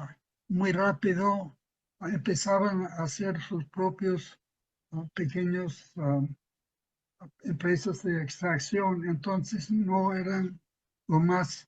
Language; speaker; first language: Spanish; non-native, fluent; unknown